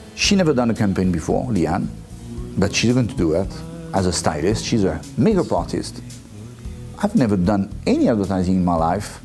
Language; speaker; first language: English; non-native, fluent; French